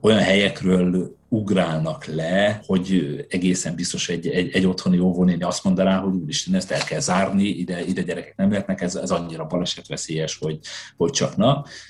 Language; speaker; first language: Hungarian; native; Hungarian